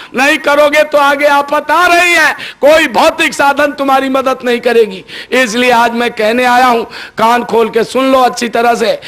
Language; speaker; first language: Hindi; native; Hindi